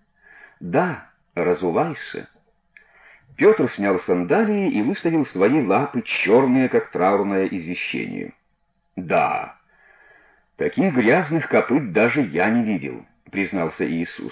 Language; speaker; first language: Russian; native; Russian